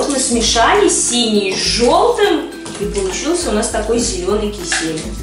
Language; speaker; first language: Russian; native; Russian